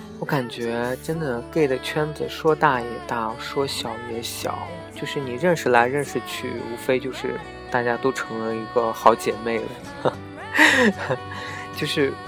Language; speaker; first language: Chinese; native; Chinese